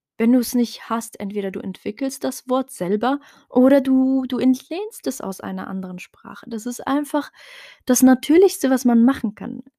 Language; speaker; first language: German; early bilingual, other home language; Riffian